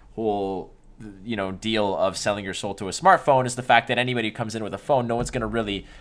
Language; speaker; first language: English; native; English